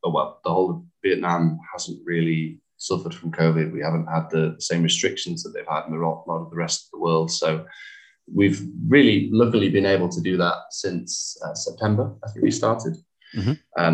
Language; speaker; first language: English; native; English